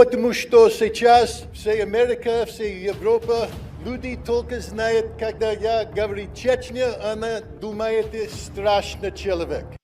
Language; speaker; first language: Russian; non-native, learner; English